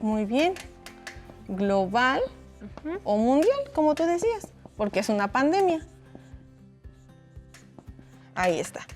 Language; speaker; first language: Spanish; native; Spanish